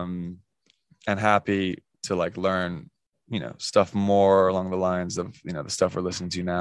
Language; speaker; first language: English; native; English